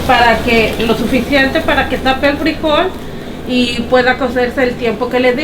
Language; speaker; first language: Spanish; native; Spanish